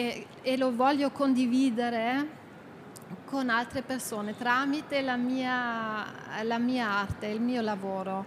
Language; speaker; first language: Italian; non-native, fluent; German